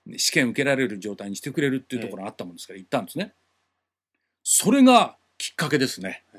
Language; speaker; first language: Japanese; native; Japanese